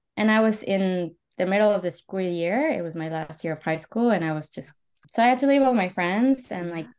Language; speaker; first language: English; early bilingual, other home language; Spanish